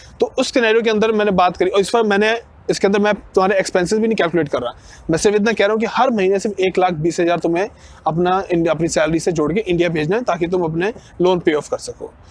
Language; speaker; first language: Hindi; non-native, local second language; Punjabi